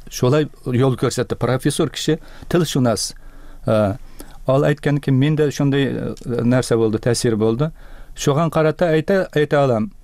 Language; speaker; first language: Tatar; early bilingual, heritage; Tatar